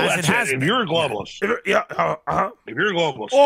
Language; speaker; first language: English; native; English